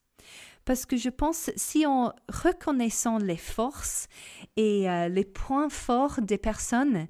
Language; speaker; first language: French; non-native, fluent; English